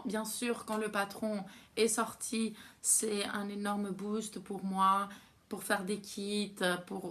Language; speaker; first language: French; non-native, fluent; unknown